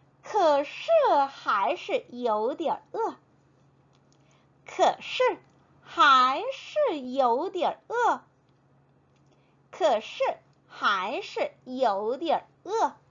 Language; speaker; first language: Chinese; non-native, fluent; Korean